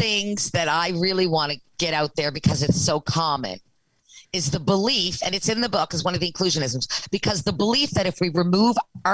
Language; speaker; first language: English; native; English